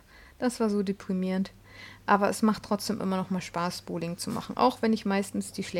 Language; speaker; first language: German; native; German